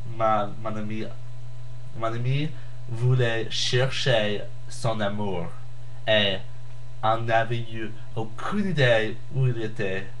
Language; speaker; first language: French; non-native, learner; English